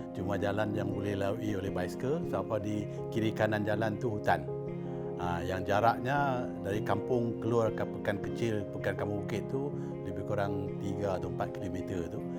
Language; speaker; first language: Malay; non-native, local second language; Thai